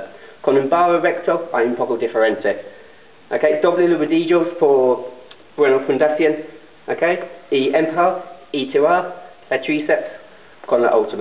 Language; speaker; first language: Spanish; non-native, learner; English